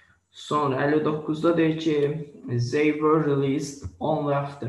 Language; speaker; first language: English; non-native, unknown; Azerbaijani